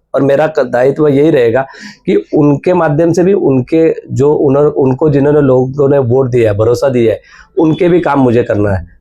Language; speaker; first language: Hindi; non-native, local second language; Marathi